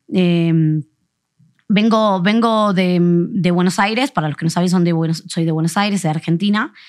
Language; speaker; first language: Spanish; native; Spanish